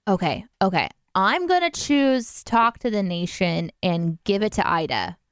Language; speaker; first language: English; native; English